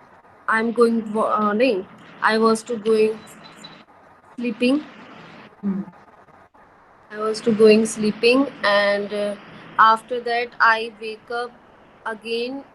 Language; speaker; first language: English; non-native, learner; Hindi